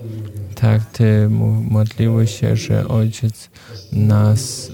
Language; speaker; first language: Polish; non-native, fluent; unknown